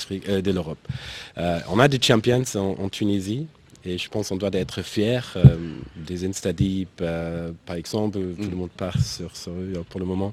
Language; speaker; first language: French; non-native, fluent; German